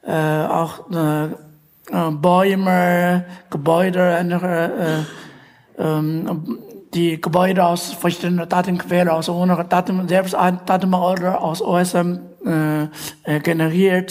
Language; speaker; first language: German; non-native, fluent; Chinese